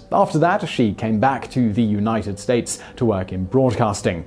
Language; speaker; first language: English; native; English